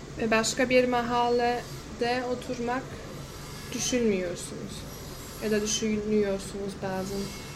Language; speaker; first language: Turkish; non-native, learner; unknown